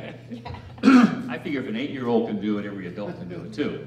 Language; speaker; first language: English; native; English